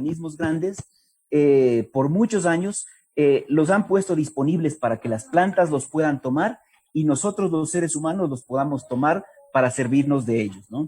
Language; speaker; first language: Spanish; native; Spanish